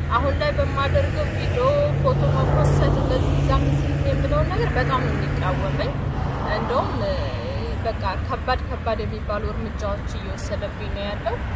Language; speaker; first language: Amharic; native; Amharic